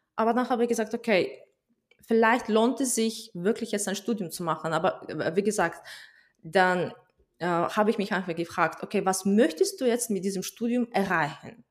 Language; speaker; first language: German; non-native, fluent; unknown